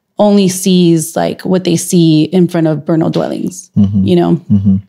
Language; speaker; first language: English; native; English